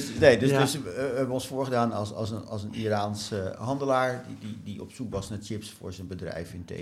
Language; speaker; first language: Dutch; native; Dutch